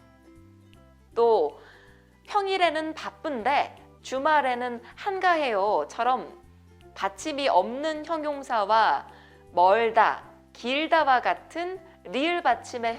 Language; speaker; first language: Korean; native; Korean